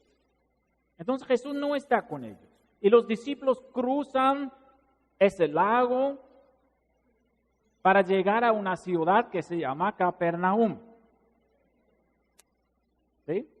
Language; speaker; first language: Spanish; non-native, fluent; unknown